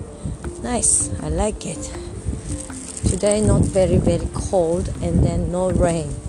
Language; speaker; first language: English; non-native, learner; Japanese